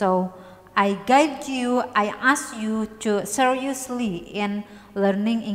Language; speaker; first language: English; non-native, learner; Indonesian